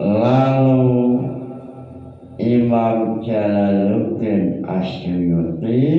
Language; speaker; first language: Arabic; non-native, fluent; Javanese